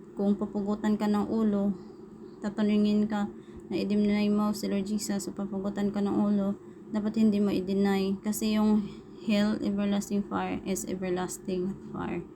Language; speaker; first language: Filipino; non-native, local second language; Cebuano